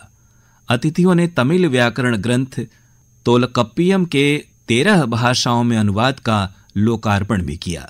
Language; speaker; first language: Hindi; native; Hindi